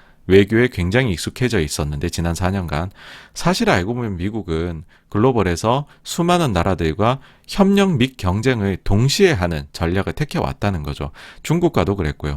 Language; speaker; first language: Korean; native; Korean